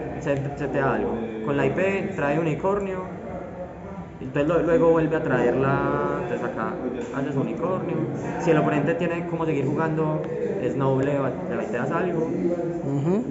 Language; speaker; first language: Spanish; native; Spanish